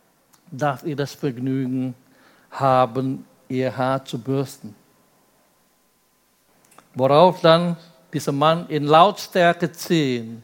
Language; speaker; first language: German; non-native, fluent; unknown